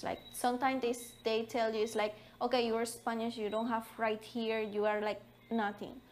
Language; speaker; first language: English; non-native, learner; Spanish